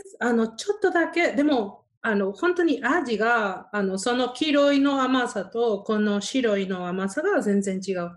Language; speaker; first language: Japanese; non-native, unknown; Spanish